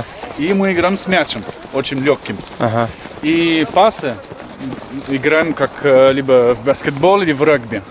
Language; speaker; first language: Russian; non-native, learner; French